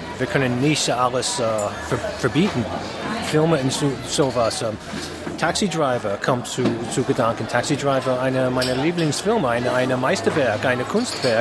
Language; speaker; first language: German; non-native, fluent; English